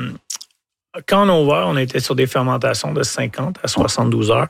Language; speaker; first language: French; native; French